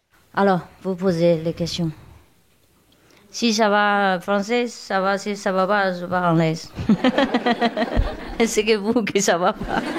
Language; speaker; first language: French; non-native, learner; Chinese